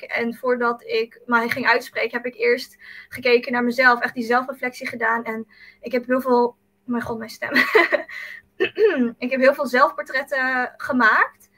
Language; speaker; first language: Dutch; early bilingual, other home language; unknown